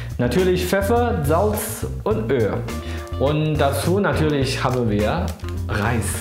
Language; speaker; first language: German; non-native, fluent; Chinese